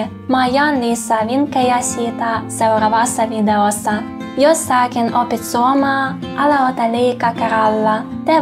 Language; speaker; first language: Finnish; non-native, learner; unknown